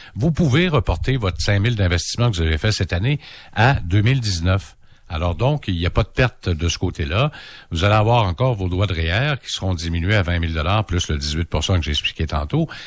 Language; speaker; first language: French; native; French